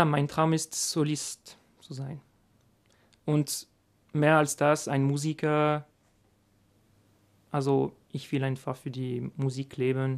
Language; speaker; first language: German; non-native, learner; French